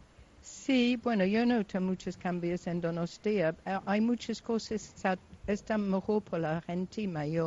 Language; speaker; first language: Spanish; non-native, local second language; Basque